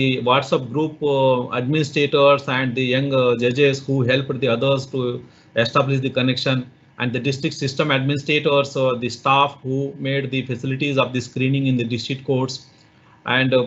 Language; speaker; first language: English; non-native, local second language; Marathi